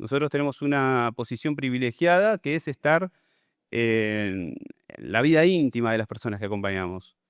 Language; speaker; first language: Spanish; native; Spanish